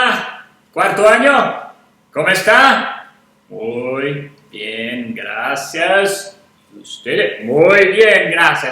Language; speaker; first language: Spanish; non-native, fluent; English